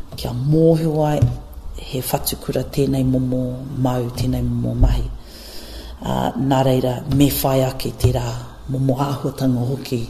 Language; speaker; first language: Māori; non-native, local second language; English